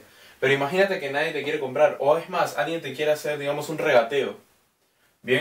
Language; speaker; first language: Spanish; native; Spanish